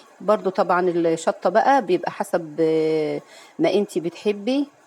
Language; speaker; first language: Arabic; native; Arabic